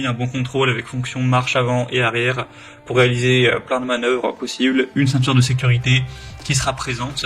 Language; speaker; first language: French; native; French